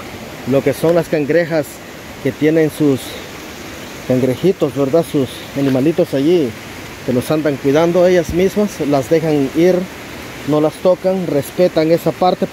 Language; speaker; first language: Spanish; native; Spanish